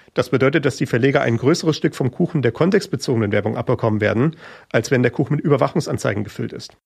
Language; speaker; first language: German; native; German